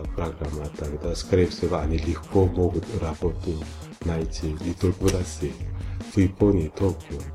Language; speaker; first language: Russian; non-native, fluent; Korean